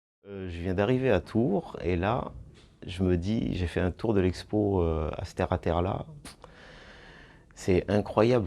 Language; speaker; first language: French; native; French